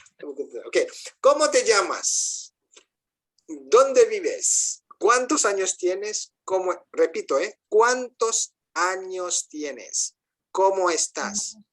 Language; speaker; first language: Spanish; non-native, fluent; Indonesian